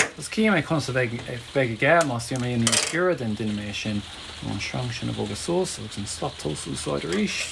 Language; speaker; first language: Irish; native; Irish